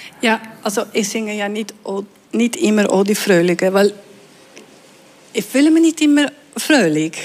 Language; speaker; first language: German; non-native, fluent; Dutch